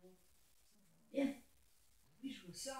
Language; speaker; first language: French; native; French